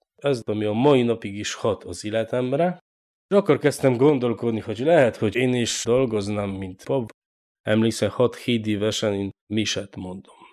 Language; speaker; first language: Hungarian; non-native, learner; Polish